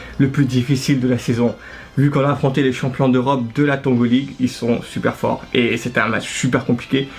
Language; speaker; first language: French; early bilingual, other home language; Arabic